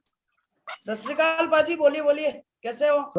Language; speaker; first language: Hindi; native; Hindi